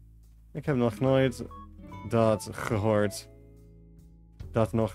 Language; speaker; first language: Dutch; non-native, learner; English